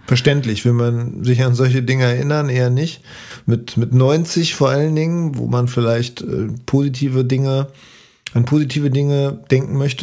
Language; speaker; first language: German; native; German